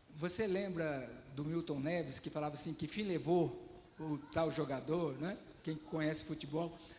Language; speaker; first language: Portuguese; native; Portuguese